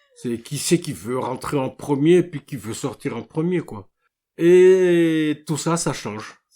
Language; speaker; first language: French; non-native, local second language; Malagasy